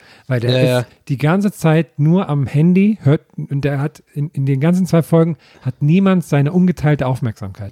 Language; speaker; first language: German; native; German